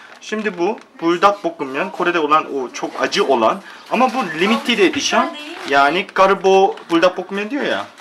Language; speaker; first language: Turkish; non-native, fluent; Korean